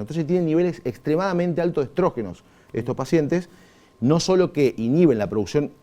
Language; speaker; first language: Spanish; native; Spanish